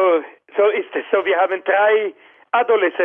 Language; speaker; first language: German; non-native, learner; Spanish